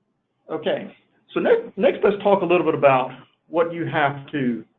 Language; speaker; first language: English; native; English